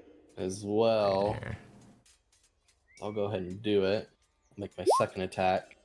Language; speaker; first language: English; native; English